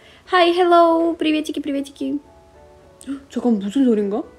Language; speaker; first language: Korean; non-native, fluent; Russian